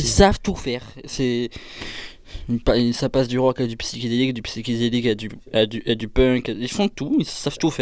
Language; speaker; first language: French; native; French